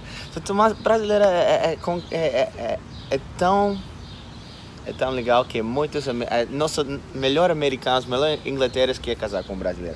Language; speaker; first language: Portuguese; non-native, fluent; English